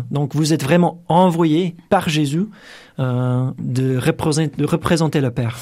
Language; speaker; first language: French; non-native, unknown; English